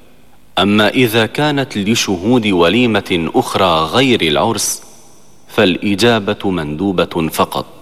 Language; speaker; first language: Arabic; native; Arabic